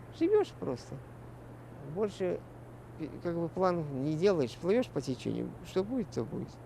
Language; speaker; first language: Russian; non-native, local second language; Crimean Tatar